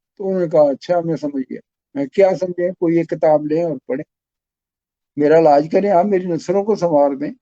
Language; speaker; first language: Urdu; non-native, local second language; Pashto